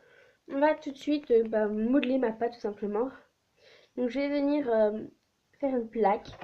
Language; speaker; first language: French; native; French